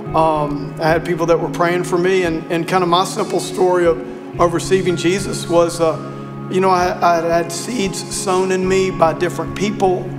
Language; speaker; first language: English; native; English